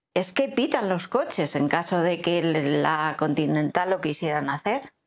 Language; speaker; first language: Spanish; native; Spanish